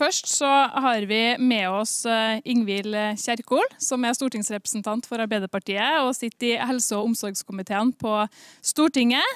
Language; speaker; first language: Norwegian; native; Norwegian